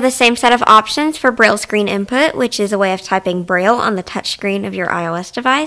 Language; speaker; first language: English; native; English